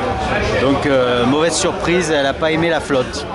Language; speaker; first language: French; native; French